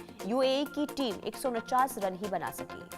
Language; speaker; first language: Hindi; native; Hindi